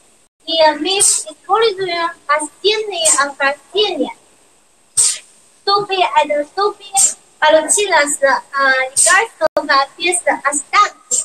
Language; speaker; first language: Russian; non-native, learner; Chinese